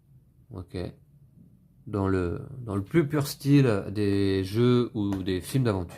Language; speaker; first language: French; native; French